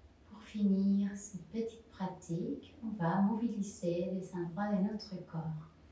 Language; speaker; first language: French; non-native, fluent; Spanish